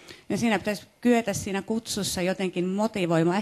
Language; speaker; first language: Finnish; native; Finnish